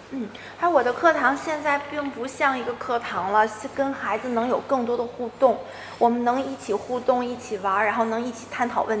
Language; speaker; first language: Chinese; native; Chinese